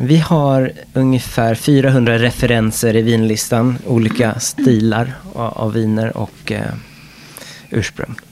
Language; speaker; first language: Swedish; non-native, fluent; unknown